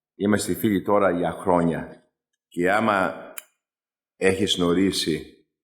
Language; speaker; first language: Greek; early bilingual, heritage; Greek